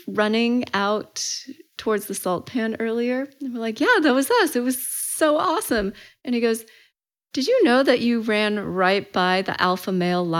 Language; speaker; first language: English; early bilingual, other home language; Chinese